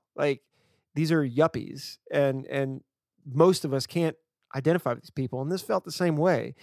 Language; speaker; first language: English; native; English